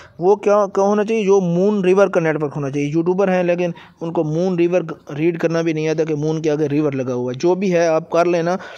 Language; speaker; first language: Urdu; native; Urdu